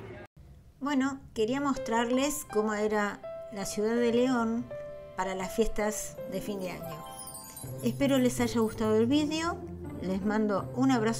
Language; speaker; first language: Spanish; native; Spanish